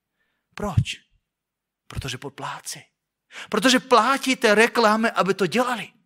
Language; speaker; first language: Czech; non-native, fluent; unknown